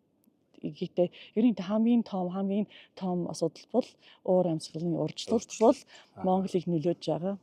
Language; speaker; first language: Mongolian; non-native, learner; English